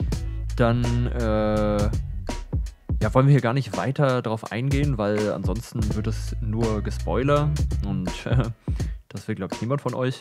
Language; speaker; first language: German; native; German